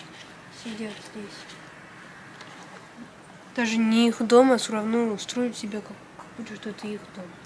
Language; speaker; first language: Russian; early bilingual, heritage; Russian